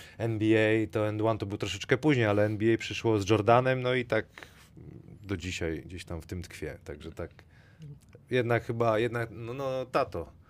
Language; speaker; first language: Polish; native; Polish